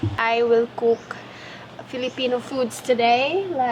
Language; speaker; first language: English; non-native, learner; Cebuano